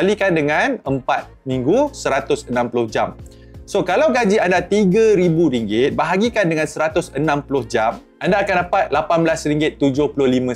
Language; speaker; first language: Malay; native; Malay